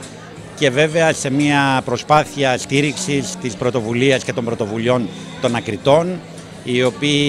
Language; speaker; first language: Greek; native; Greek